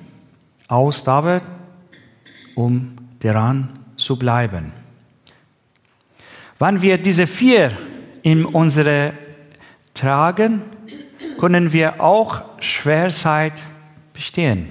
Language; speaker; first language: German; non-native, learner; Persian